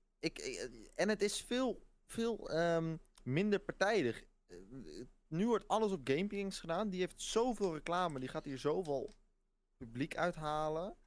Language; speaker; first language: Dutch; native; Dutch